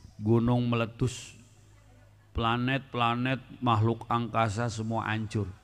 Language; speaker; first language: Indonesian; non-native, local second language; Sundanese